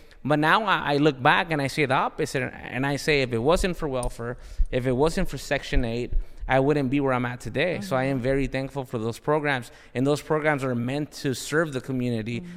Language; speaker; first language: English; early bilingual, other home language; Spanish